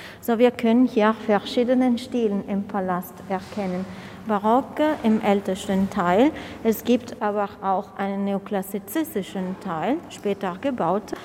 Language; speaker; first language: German; non-native, fluent; Italian